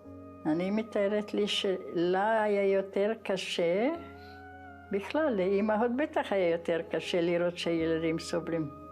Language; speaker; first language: Hebrew; non-native, fluent; Czech